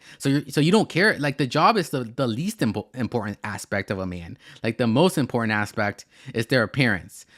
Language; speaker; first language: English; native; English